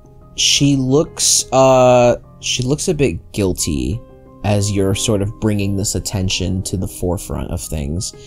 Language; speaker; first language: English; native; English